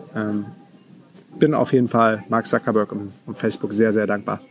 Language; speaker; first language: German; native; German